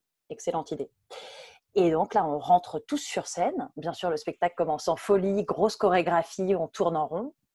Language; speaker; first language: French; native; French